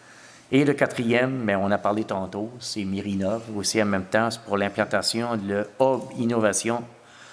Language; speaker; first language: French; native; French